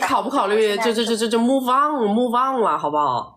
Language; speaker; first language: Chinese; native; Chinese